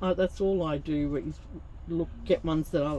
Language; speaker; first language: English; native; English